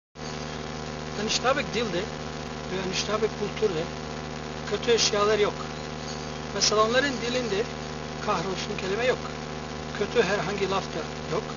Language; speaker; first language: Turkish; non-native, learner; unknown